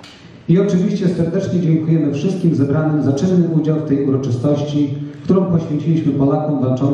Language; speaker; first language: Polish; native; Polish